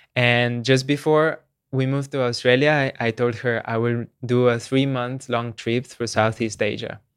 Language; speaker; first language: English; non-native, fluent; Slovenian